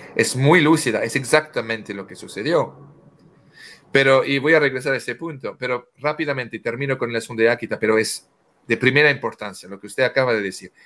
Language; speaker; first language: Spanish; non-native, fluent; French